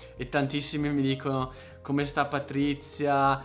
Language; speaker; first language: Italian; native; Italian